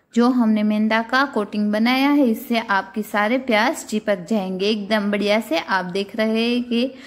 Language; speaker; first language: Hindi; non-native, local second language; Gujarati